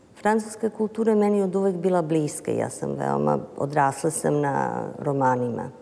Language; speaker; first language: Serbian; native; Serbian